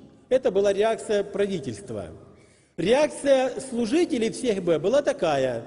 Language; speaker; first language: Russian; native; Russian